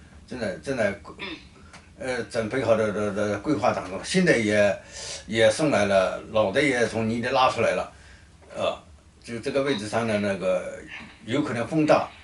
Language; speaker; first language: Chinese; native; Chinese